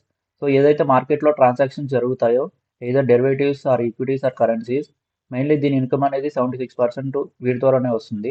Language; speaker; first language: Telugu; native; Telugu